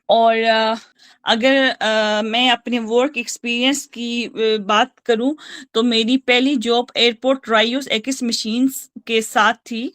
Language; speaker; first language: Urdu; native; Urdu